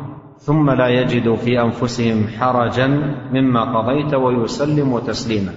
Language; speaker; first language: Arabic; native; Arabic